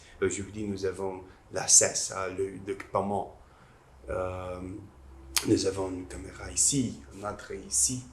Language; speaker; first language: French; non-native, learner; Portuguese